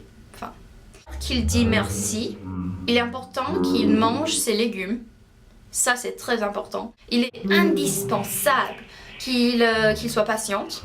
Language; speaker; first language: French; non-native, learner; English